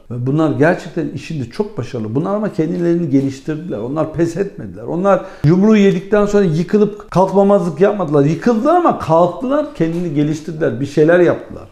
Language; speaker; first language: Turkish; early bilingual, heritage; Turkish